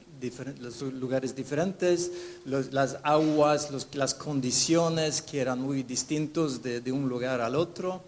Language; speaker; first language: Spanish; non-native, fluent; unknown